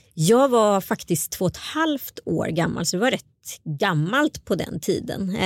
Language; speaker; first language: Swedish; early bilingual, other home language; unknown